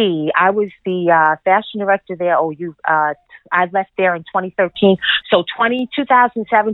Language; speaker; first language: English; native; English